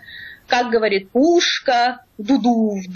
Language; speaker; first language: Russian; native; Russian